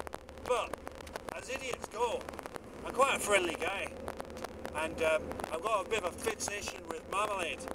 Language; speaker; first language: English; native; English